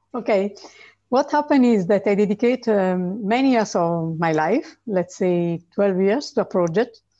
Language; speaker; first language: English; non-native, fluent; Italian